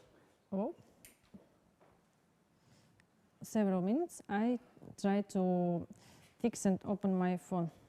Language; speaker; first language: English; non-native, learner; Russian